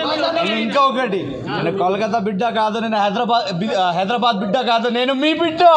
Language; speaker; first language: Telugu; non-native, local second language; Hindi